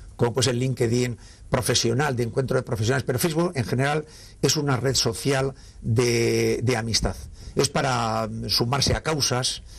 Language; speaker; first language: Spanish; native; Spanish